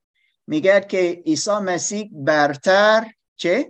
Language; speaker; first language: Persian; non-native, fluent; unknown